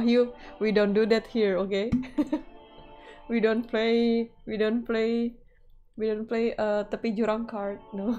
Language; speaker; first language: English; non-native, fluent; Indonesian